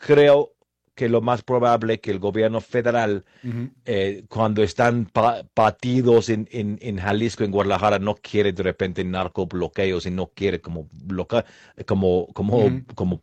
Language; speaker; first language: Spanish; non-native, fluent; English